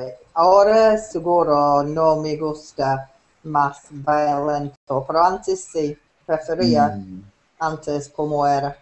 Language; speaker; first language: Spanish; non-native, learner; English